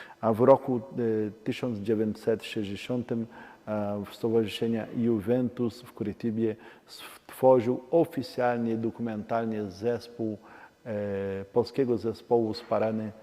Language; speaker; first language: Polish; non-native, learner; Portuguese